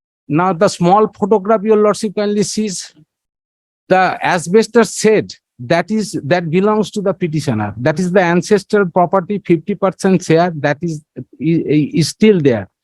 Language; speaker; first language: English; non-native, local second language; Bangla